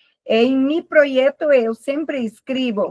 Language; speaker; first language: Spanish; non-native, learner; Portuguese